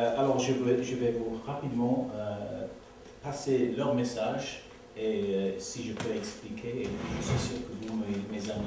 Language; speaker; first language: French; non-native, learner; English